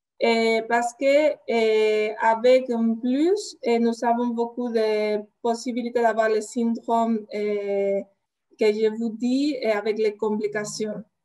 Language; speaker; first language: French; non-native, fluent; Spanish